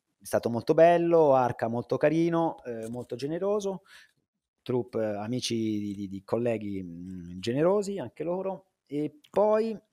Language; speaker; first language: Italian; native; Italian